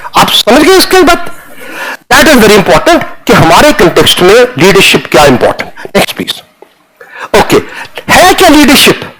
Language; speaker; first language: Hindi; non-native, local second language; Punjabi